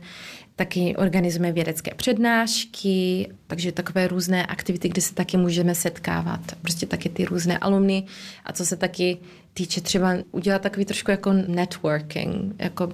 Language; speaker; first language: Czech; early bilingual, heritage; Czech